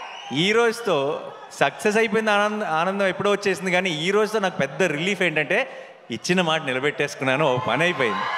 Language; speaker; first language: Telugu; native; Telugu